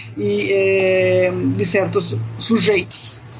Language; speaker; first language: Portuguese; non-native, fluent; Italian